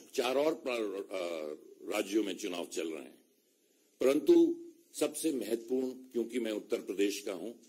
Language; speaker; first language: Hindi; native; Hindi